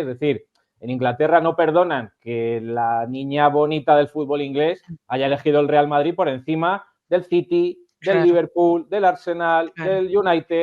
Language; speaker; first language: Spanish; native; Spanish